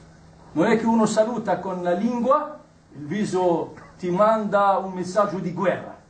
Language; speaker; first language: Italian; non-native, fluent; Arabic